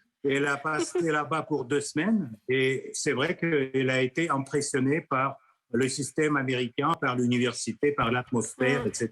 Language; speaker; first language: French; non-native, fluent; Russian